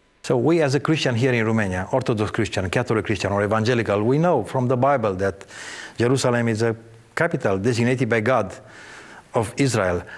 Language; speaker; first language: English; non-native, fluent; Romanian